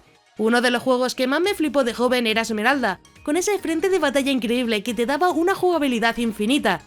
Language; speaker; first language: Spanish; native; Spanish